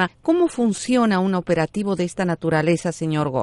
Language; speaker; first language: Spanish; native; Spanish